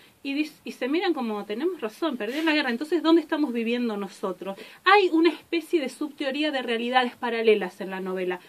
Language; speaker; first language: Spanish; native; Spanish